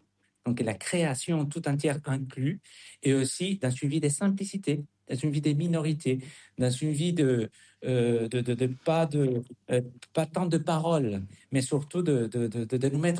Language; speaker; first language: French; non-native, fluent; Spanish